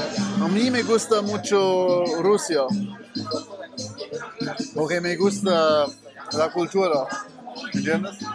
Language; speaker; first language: Spanish; non-native, learner; German